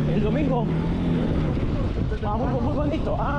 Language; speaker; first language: Spanish; non-native, fluent; Russian